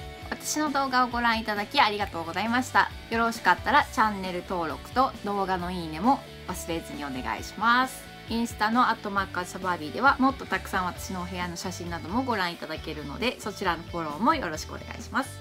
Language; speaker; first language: Japanese; native; Japanese